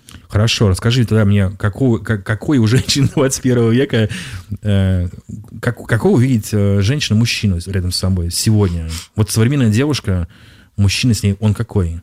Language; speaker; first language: Russian; native; Russian